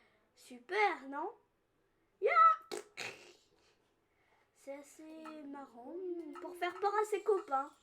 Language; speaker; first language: French; native; French